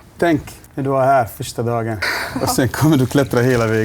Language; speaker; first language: Swedish; non-native, fluent; Bosnian